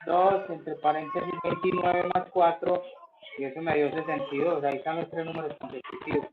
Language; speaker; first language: Spanish; native; Spanish